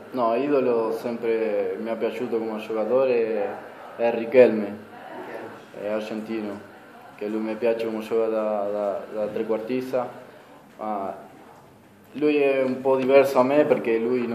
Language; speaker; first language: Italian; non-native, fluent; Spanish